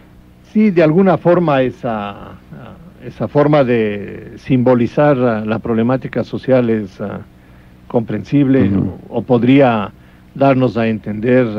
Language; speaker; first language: Spanish; native; Spanish